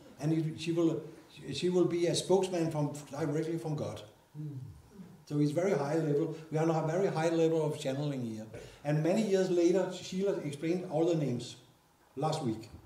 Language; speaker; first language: English; non-native, fluent; Danish